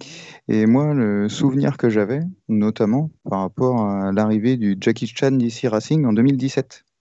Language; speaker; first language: French; native; French